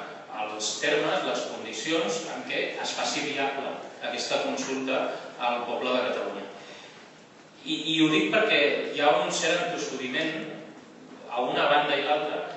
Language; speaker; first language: Catalan; native; Catalan